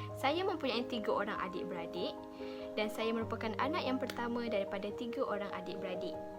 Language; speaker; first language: Malay; native; Malay